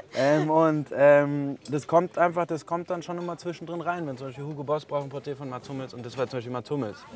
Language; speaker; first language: German; native; German